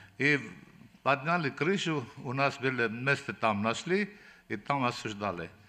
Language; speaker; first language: Russian; non-native, local second language; Armenian